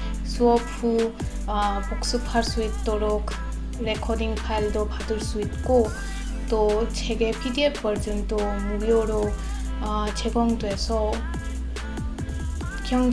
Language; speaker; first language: Korean; non-native, fluent; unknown